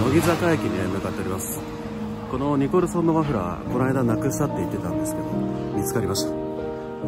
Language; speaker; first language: Japanese; native; Japanese